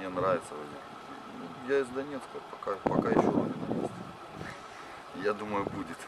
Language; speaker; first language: Russian; native; Russian